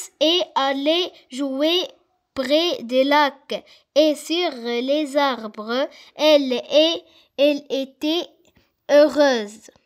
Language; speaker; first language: French; non-native, learner; Arabic